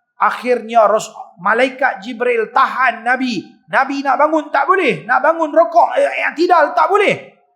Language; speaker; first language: Malay; native; Malay